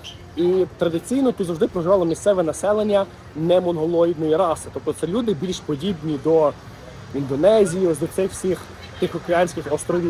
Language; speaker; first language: Ukrainian; native; Ukrainian